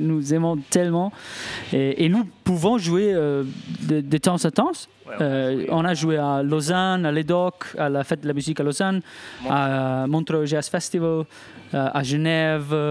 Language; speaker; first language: French; non-native, local second language; Italian